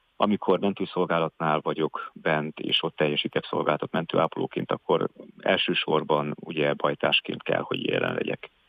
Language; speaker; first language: Hungarian; native; Hungarian